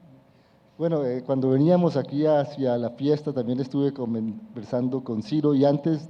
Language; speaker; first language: Spanish; native; Spanish